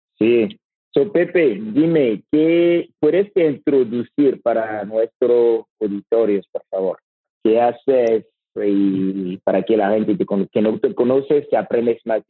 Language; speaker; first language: Spanish; non-native, learner; French